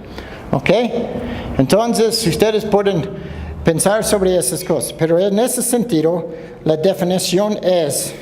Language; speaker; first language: Spanish; non-native, fluent; English